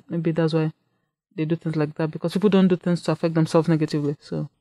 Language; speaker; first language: English; non-native, local second language; Yoruba